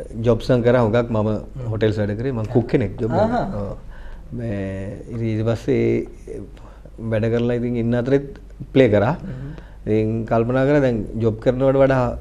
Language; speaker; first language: Sinhala; native; Sinhala